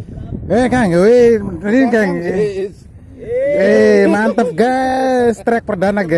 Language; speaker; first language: Indonesian; non-native, local second language; Javanese